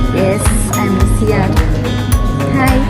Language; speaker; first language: English; non-native, learner; Kannada